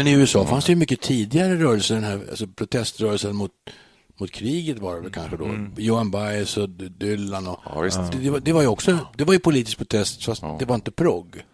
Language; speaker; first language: Swedish; native; Swedish